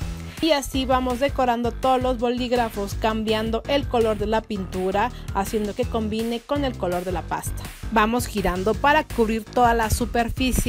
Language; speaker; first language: Spanish; native; Spanish